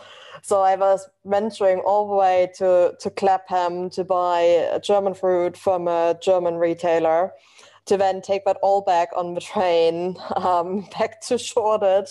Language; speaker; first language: English; non-native, fluent; German